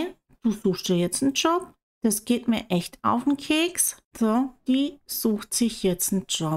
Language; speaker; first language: German; native; German